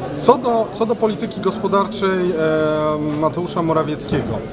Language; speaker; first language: Polish; native; Polish